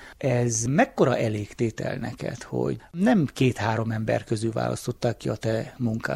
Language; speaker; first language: Hungarian; native; Hungarian